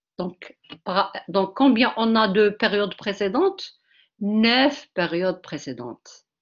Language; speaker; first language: French; non-native, local second language; Arabic